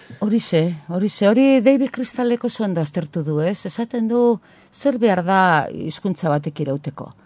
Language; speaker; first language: Basque; non-native, local second language; Spanish